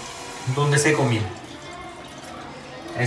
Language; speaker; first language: Spanish; non-native, learner; Japanese